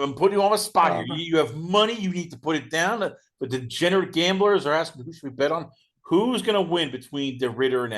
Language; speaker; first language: English; native; English